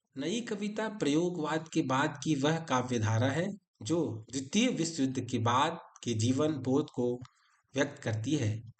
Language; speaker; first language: Hindi; native; Hindi